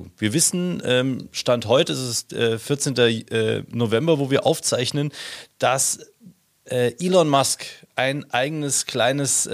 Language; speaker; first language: German; native; German